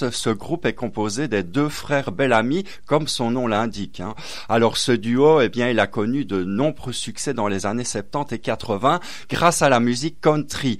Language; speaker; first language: French; native; French